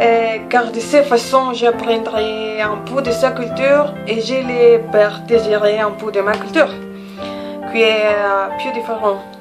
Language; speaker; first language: French; non-native, learner; Spanish